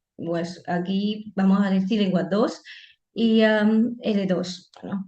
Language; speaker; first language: Spanish; non-native, fluent; Vietnamese